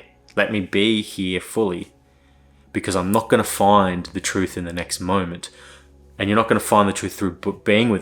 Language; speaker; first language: English; native; English